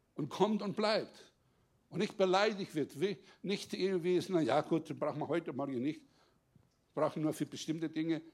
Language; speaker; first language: German; non-native, fluent; Greek